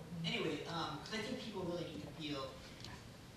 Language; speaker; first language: English; native; English